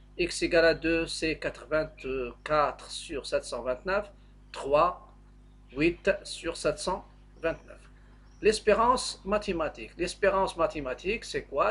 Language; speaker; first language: French; non-native, local second language; Arabic